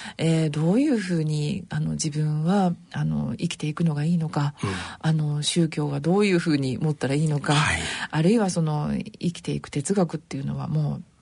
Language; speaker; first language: Japanese; native; Japanese